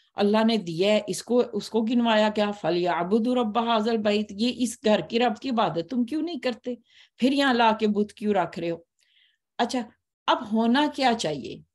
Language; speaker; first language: Hindi; native; Hindi